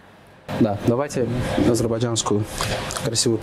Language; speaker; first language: Russian; non-native, fluent; Azerbaijani